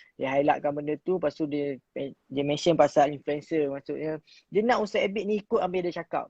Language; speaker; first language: Malay; native; Malay